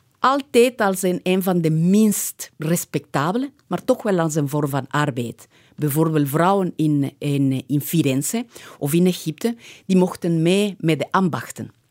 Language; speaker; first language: Dutch; non-native, fluent; Spanish